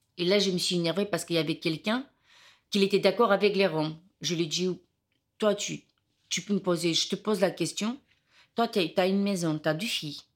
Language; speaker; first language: French; non-native, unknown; Romany